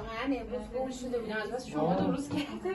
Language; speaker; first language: Persian; native; Persian